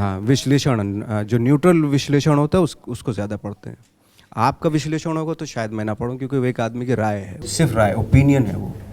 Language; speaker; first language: Hindi; native; Hindi